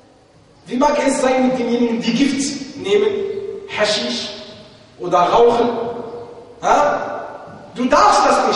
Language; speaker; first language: German; non-native, fluent; Arabic